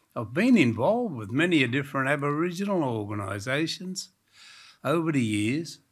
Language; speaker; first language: English; native; English